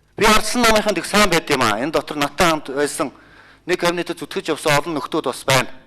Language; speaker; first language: Mongolian; native; Mongolian